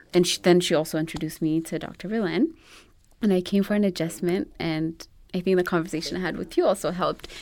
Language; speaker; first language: English; non-native, local second language; Amharic